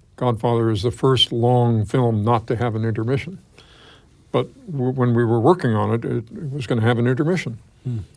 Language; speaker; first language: English; native; English